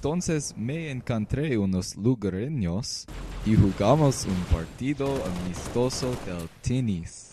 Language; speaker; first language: Spanish; non-native, learner; English